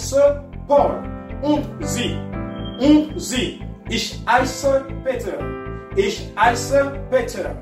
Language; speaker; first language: German; non-native, learner; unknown